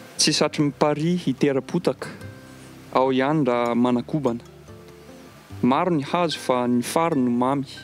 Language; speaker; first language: Malagasy; non-native, fluent; French